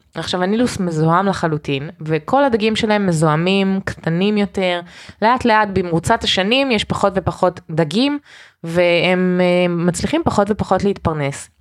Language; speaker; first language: Hebrew; early bilingual, heritage; Hebrew